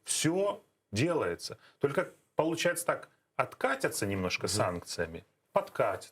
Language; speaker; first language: Russian; native; Russian